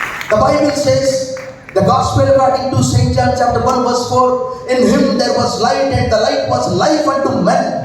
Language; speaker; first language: English; non-native, local second language; Telugu